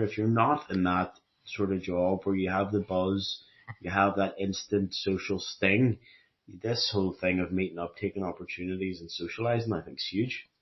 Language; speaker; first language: English; native; English